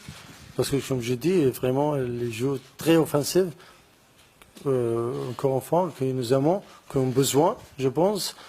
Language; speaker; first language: French; non-native, learner; Arabic